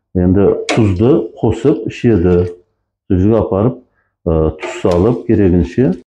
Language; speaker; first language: Kazakh; early bilingual, heritage; Kazakh